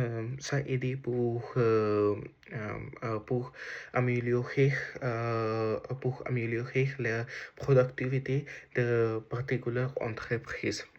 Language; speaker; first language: French; non-native, learner; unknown